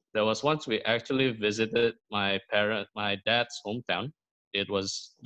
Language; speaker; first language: English; early bilingual, other home language; Indonesian